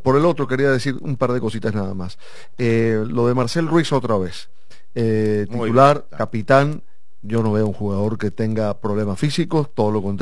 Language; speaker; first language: Spanish; native; Spanish